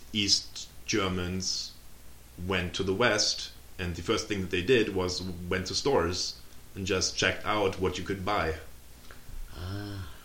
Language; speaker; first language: English; non-native, fluent; German